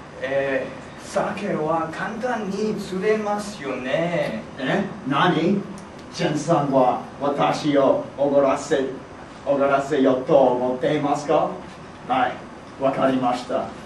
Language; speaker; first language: Japanese; non-native, learner; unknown